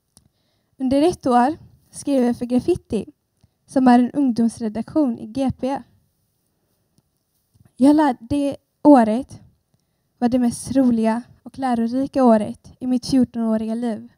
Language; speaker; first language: Swedish; early bilingual, other home language; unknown